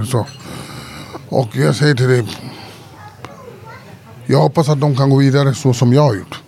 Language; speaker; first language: Swedish; early bilingual, other home language; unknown